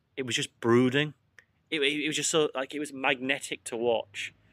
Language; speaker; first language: English; native; English